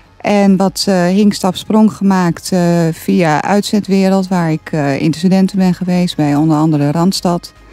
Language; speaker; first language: Dutch; native; Dutch